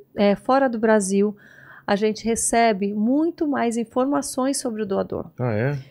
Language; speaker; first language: Portuguese; native; Portuguese